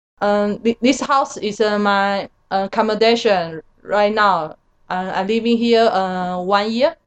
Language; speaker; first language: English; non-native, learner; Chinese